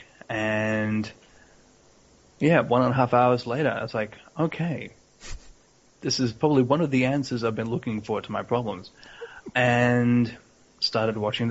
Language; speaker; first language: English; native; English